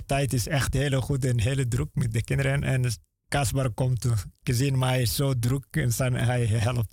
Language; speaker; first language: Dutch; non-native, learner; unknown